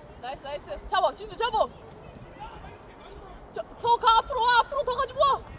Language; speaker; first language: Korean; native; Korean